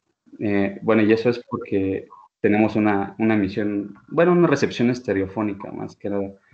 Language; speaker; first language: Spanish; native; Spanish